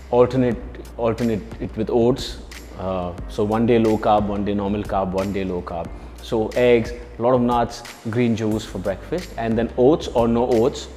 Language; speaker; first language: English; non-native, local second language; Hindi